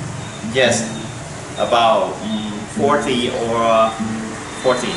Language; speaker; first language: English; non-native, learner; Vietnamese